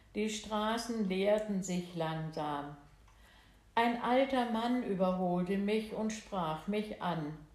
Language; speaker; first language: German; native; German